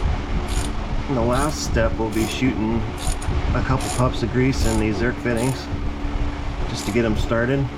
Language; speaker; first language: English; native; English